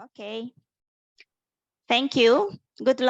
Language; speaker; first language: English; non-native, fluent; Romanian